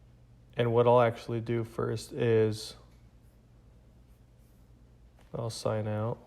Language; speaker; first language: English; native; English